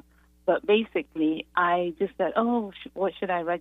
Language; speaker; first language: English; non-native, local second language; Yoruba